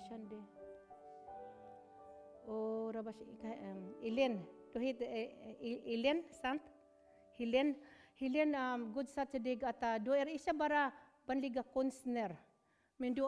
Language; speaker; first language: Norwegian; non-native, fluent; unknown